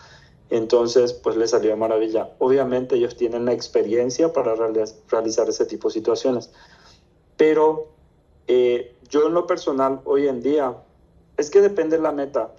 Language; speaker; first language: Spanish; native; Spanish